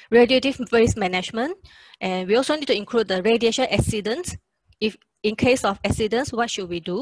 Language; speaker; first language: English; non-native, local second language; Chinese